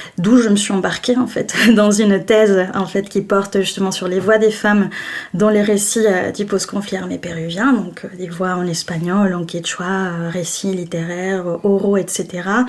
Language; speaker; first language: French; non-native, fluent; Spanish